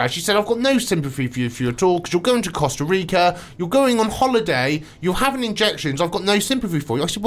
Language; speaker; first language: English; native; English